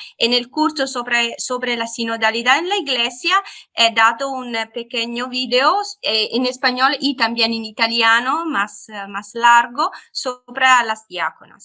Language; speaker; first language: Spanish; non-native, fluent; Italian